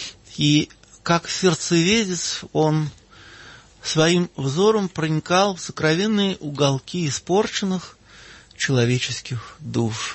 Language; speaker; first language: Russian; native; Russian